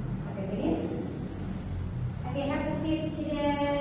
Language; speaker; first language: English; non-native, learner; Indonesian